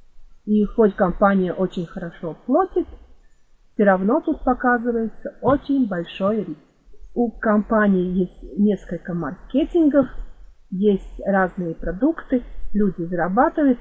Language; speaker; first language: Russian; non-native, fluent; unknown